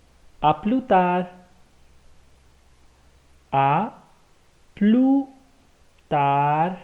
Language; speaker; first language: French; non-native, fluent; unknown